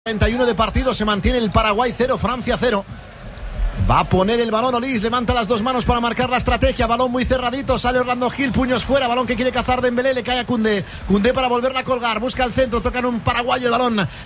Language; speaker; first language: Spanish; native; Spanish